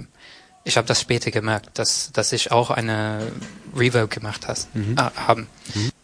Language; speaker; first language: German; non-native, fluent; English